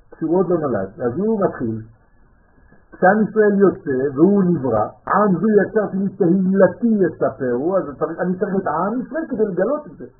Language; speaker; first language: Hebrew; non-native, fluent; French